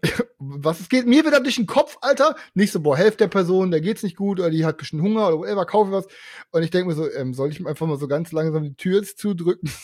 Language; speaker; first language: German; native; German